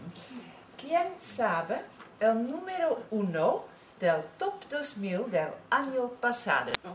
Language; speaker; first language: Spanish; non-native, learner; Dutch